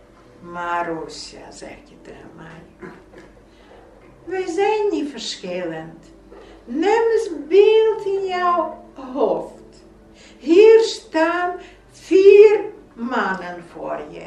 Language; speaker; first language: Dutch; non-native, fluent; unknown